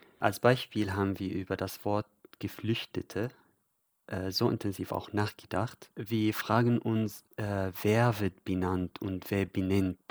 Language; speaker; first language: German; non-native, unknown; Arabic